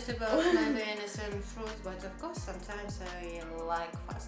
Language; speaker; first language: English; non-native, learner; Russian